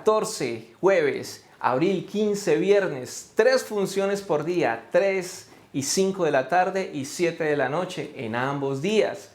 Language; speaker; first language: Spanish; native; Spanish